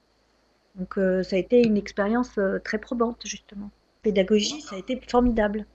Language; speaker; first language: French; native; French